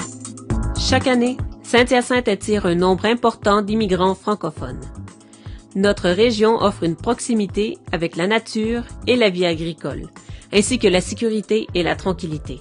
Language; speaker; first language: French; native; French